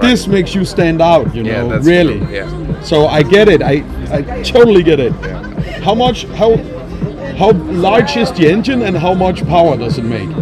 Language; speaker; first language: English; non-native, fluent; Danish